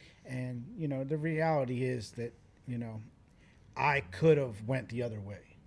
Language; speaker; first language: English; native; English